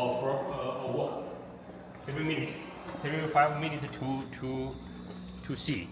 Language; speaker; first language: English; non-native, learner; Chinese